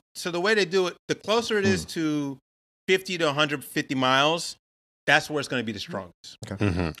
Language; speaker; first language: English; native; English